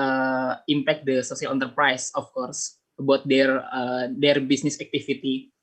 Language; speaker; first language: English; non-native, learner; Indonesian